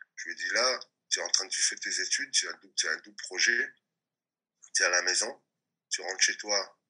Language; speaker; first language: French; non-native, local second language; Réunion Creole French